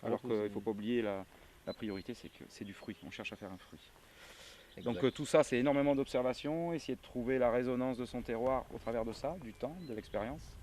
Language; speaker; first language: French; native; French